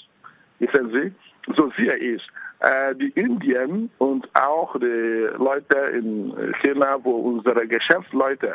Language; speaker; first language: German; non-native, fluent; Igbo